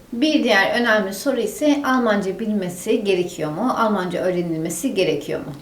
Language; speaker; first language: Turkish; native; Turkish